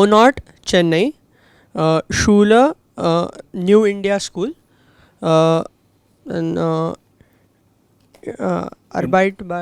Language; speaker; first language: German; non-native, learner; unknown